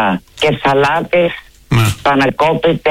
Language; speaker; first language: Greek; early bilingual, heritage; Greek